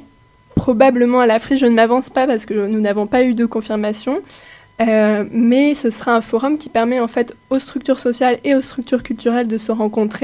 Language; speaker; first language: French; native; French